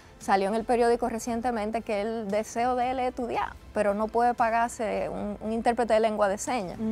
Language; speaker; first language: Spanish; native; Spanish